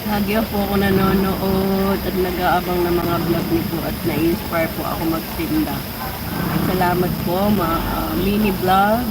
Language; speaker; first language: Filipino; native; Filipino